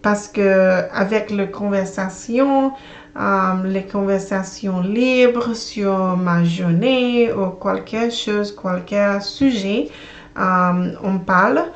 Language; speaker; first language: French; non-native, learner; English